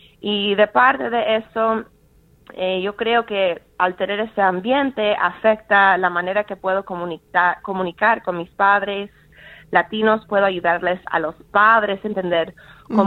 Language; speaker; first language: Spanish; early bilingual, heritage; Spanish